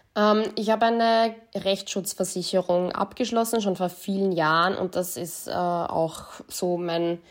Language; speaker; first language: German; native; German